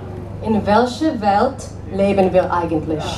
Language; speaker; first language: German; non-native, learner; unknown